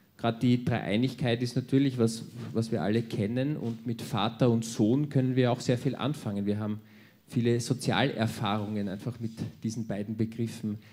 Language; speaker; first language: German; native; German